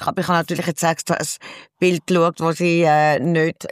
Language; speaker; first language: German; native; German